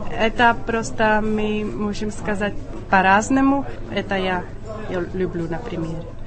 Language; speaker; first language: Russian; non-native, fluent; Czech